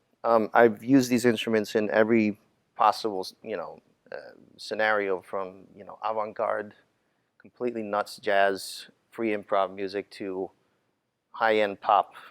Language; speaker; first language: English; native; English